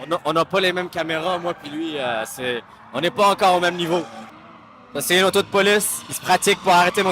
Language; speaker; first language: French; native; French